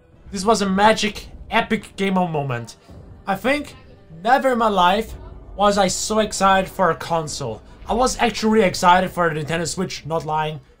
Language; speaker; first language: English; non-native, fluent; German